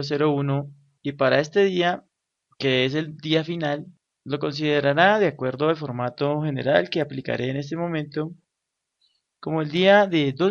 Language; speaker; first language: Spanish; native; Spanish